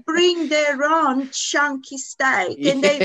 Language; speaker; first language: English; non-native, fluent; Italian